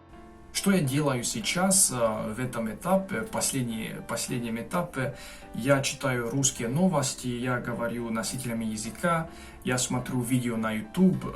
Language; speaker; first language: Russian; non-native, fluent; Hungarian